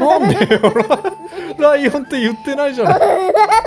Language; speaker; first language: Japanese; native; Japanese